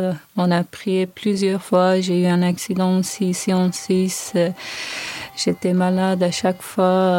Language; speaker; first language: French; non-native, learner; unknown